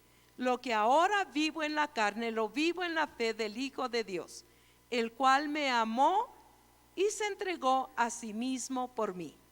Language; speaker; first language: Spanish; native; Spanish